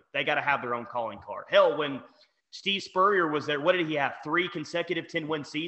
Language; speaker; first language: English; native; English